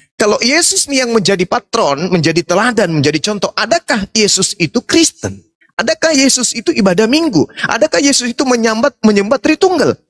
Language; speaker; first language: Indonesian; native; Indonesian